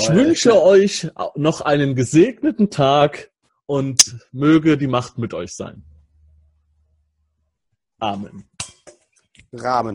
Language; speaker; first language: German; native; German